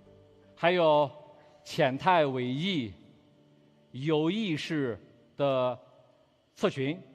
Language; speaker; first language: Chinese; native; Chinese